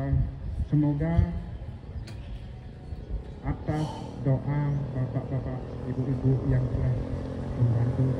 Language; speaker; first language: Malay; non-native, local second language; Balinese